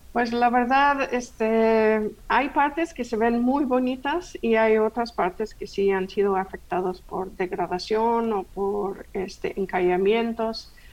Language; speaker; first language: Spanish; non-native, fluent; English